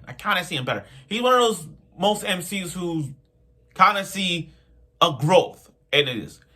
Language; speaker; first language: English; native; English